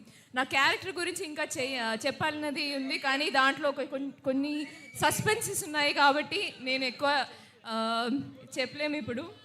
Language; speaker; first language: Telugu; non-native, fluent; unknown